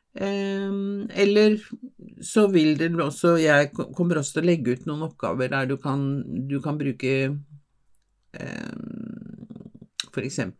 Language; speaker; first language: Norwegian; non-native, fluent; Spanish